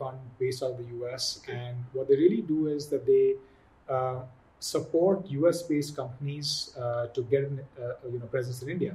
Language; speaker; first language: English; non-native, local second language; Hindi